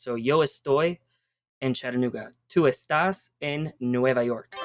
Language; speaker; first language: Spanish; non-native, fluent; English